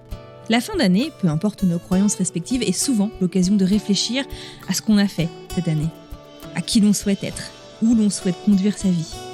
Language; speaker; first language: French; native; French